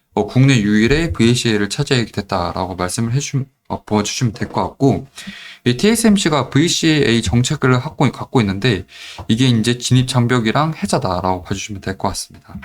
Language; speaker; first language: Korean; native; Korean